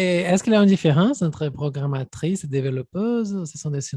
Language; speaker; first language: French; non-native, fluent; Portuguese